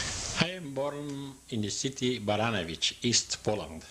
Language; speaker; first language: English; non-native, learner; Yiddish